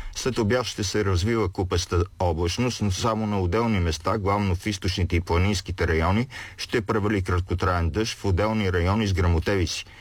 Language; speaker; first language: Bulgarian; native; Bulgarian